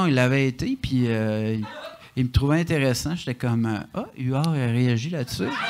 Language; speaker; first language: French; native; French